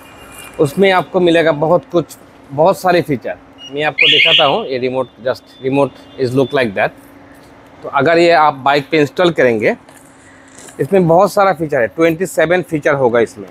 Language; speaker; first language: Hindi; non-native, learner; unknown